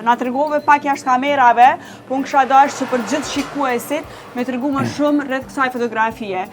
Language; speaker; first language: Albanian; native; Albanian